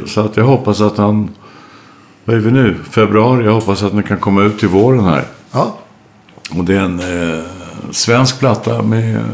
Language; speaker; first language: Swedish; native; Swedish